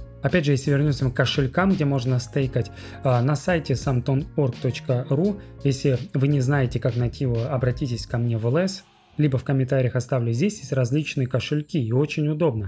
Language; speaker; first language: Russian; native; Russian